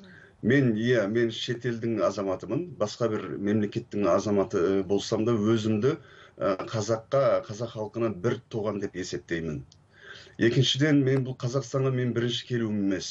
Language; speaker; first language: Kazakh; non-native, fluent; Turkish